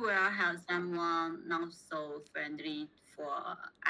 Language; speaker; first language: English; non-native, learner; Chinese